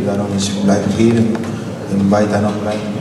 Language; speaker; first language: German; non-native, learner; Spanish